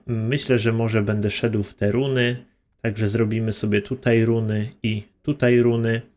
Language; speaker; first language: Polish; native; Polish